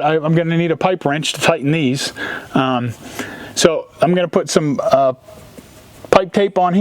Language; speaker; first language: English; native; English